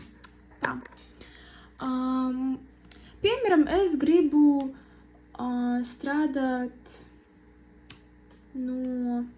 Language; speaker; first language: Latvian; non-native, learner; Russian